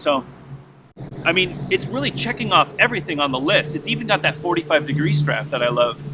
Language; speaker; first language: English; native; English